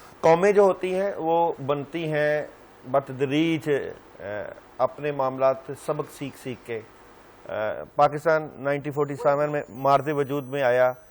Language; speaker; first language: Urdu; native; Urdu